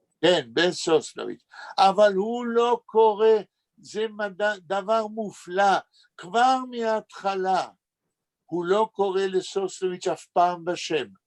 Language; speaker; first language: Hebrew; non-native, fluent; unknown